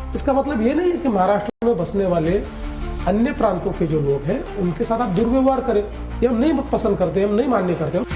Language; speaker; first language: Hindi; non-native, local second language; Marathi